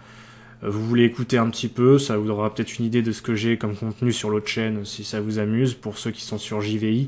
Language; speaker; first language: French; native; French